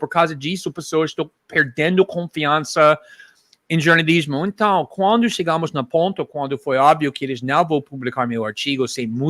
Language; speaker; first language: Portuguese; non-native, fluent; English